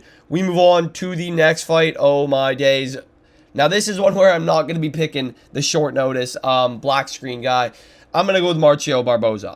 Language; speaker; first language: English; native; English